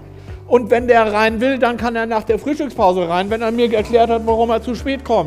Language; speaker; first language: German; native; German